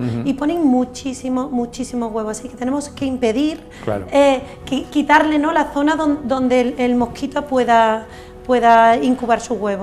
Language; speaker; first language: Spanish; native; Spanish